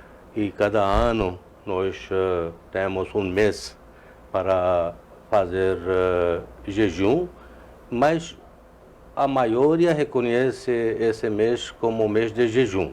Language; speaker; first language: Portuguese; non-native, fluent; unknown